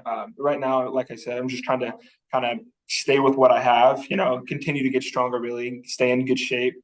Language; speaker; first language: English; native; English